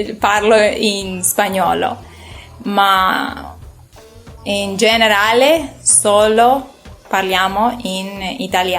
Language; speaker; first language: Italian; non-native, learner; Spanish